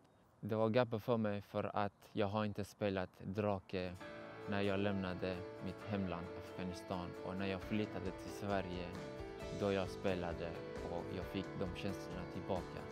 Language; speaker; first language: Swedish; non-native, learner; Persian